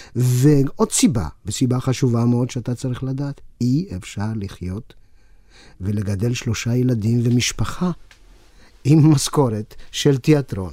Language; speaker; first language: Hebrew; non-native, fluent; Romanian